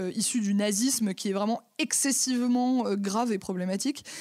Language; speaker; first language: French; native; French